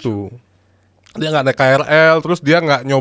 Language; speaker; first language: Indonesian; native; Indonesian